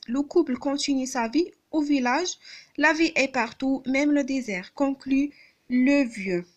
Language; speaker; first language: French; non-native, local second language; Arabic